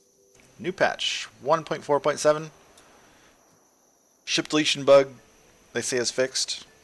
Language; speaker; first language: English; native; English